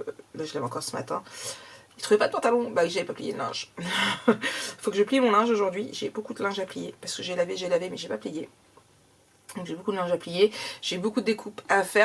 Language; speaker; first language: French; native; French